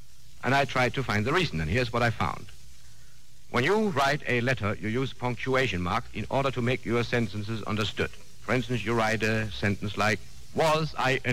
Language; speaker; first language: English; non-native, fluent; Danish